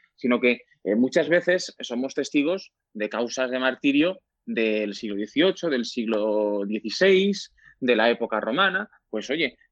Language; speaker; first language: Spanish; native; Spanish